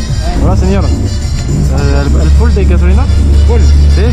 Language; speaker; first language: Spanish; non-native, learner; French